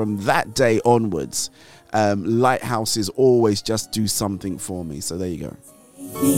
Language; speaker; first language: English; non-native, local second language; Yoruba